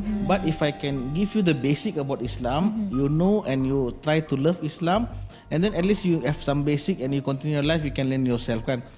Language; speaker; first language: English; non-native, local second language; Malay